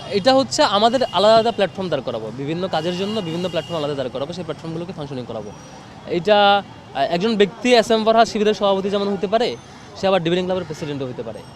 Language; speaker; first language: Bangla; native; Bangla